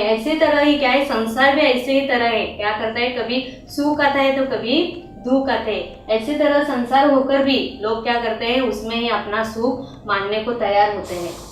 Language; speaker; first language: Hindi; non-native, local second language; Marathi